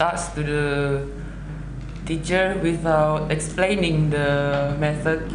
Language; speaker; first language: English; non-native, learner; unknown